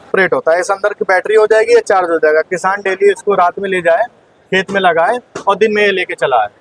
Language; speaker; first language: Hindi; native; Hindi